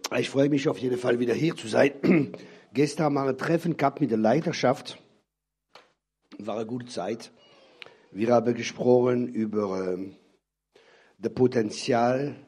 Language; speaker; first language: German; non-native, local second language; French